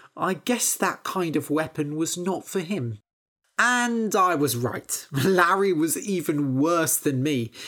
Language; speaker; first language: English; native; English